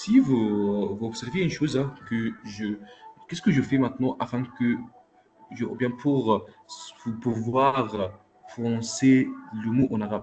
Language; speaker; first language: French; non-native, local second language; Arabic